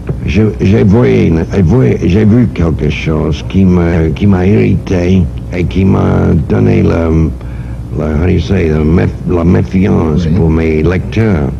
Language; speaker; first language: French; non-native, fluent; English